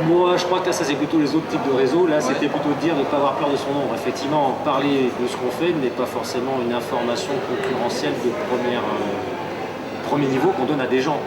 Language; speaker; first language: French; native; French